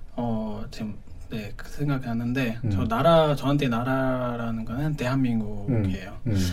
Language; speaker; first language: Korean; non-native, fluent; Arabic